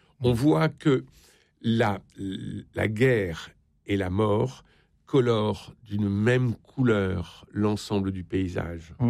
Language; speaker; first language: French; native; French